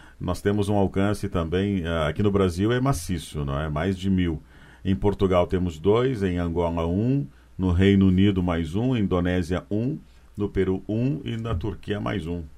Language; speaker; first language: Portuguese; native; Portuguese